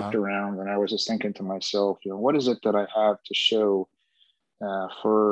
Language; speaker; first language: English; native; English